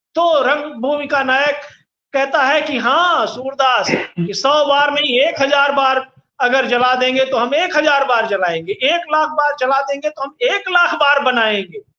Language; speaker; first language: Hindi; native; Hindi